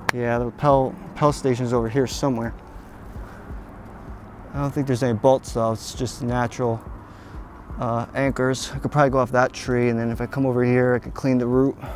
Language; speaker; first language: English; native; English